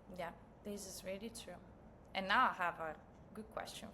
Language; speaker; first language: English; non-native, fluent; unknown